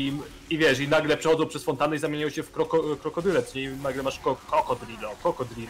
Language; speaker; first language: Polish; native; Polish